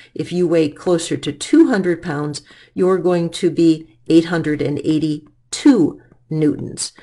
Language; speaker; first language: English; native; English